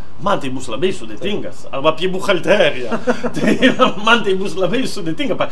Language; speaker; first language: Lithuanian; non-native, fluent; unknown